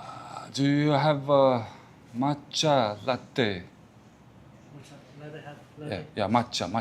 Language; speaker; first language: English; non-native, learner; Mongolian